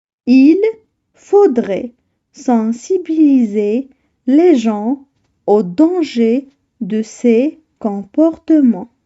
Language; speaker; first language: French; non-native, local second language; Arabic